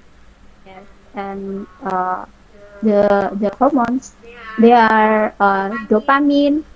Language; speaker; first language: English; non-native, learner; Indonesian